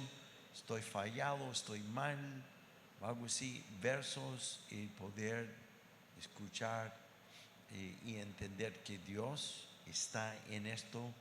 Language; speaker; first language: Spanish; non-native, fluent; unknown